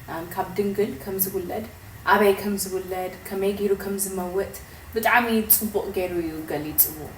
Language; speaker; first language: Tigrinya; early bilingual, heritage; Tigrinya